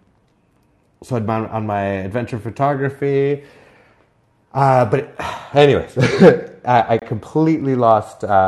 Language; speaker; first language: English; native; English